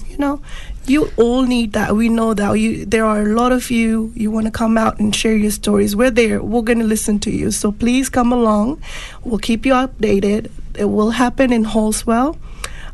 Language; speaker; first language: English; non-native, local second language; Punjabi